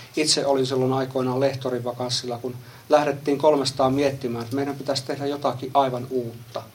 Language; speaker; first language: Finnish; native; Finnish